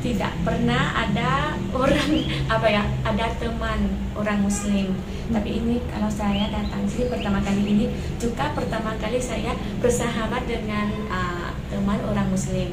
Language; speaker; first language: Indonesian; non-native, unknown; Thai